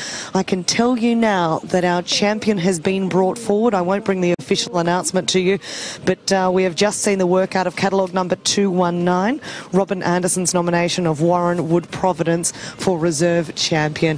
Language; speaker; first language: English; native; English